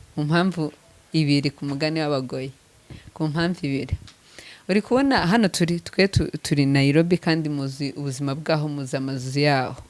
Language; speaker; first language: Kinyarwanda; native; Kinyarwanda